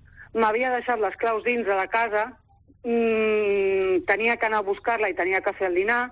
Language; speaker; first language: Catalan; non-native, local second language; Spanish